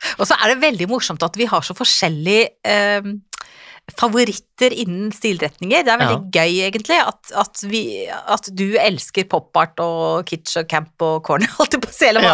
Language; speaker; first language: Norwegian; native; Norwegian